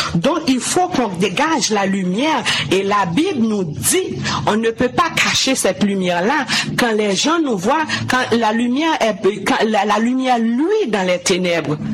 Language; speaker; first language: French; non-native, local second language; Haitian Creole